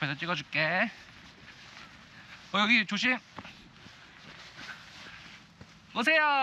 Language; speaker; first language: Korean; native; Korean